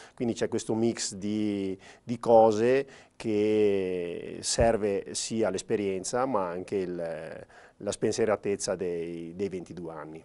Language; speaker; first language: Italian; native; Italian